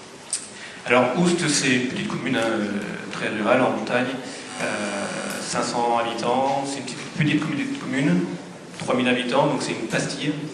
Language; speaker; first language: French; native; French